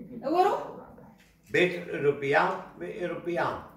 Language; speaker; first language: Dutch; non-native, learner; Arabic